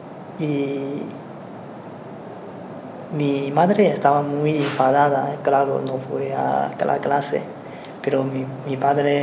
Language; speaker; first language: Spanish; non-native, learner; Chinese